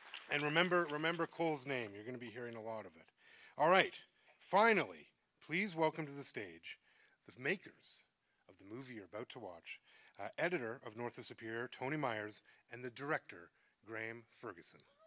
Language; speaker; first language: English; native; English